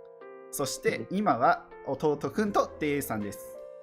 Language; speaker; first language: Japanese; non-native, learner; English